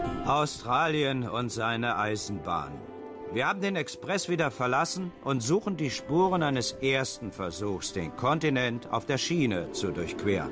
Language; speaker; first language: German; native; German